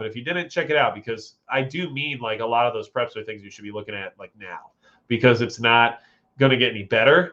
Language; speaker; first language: English; native; English